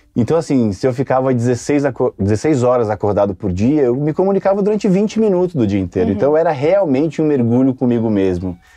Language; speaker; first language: Portuguese; native; Portuguese